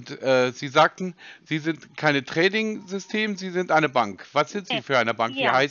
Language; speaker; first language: German; native; German